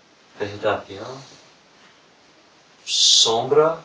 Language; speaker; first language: Spanish; non-native, fluent; English